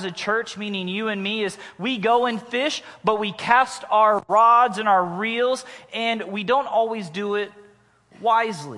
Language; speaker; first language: English; native; English